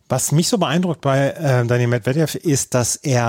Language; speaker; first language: German; native; German